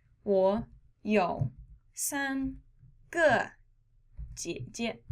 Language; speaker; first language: Chinese; non-native, fluent; English